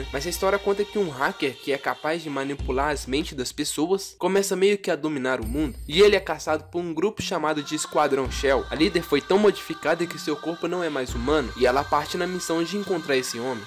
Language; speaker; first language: Portuguese; native; Portuguese